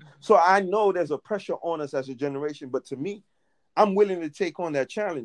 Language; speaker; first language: English; native; English